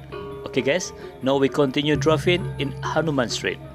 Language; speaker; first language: English; non-native, learner; Indonesian